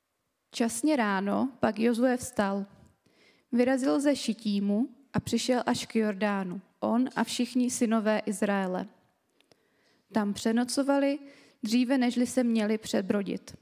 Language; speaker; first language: Czech; native; Czech